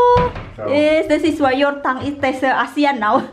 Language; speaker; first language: English; non-native, learner; Indonesian